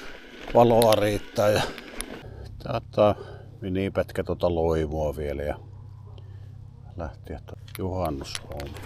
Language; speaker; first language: Finnish; native; Finnish